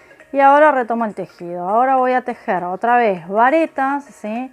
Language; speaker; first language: Spanish; native; Spanish